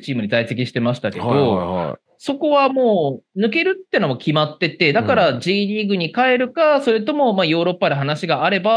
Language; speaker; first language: Japanese; native; Japanese